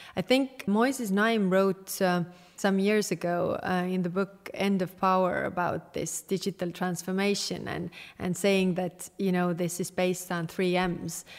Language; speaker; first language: English; non-native, fluent; Estonian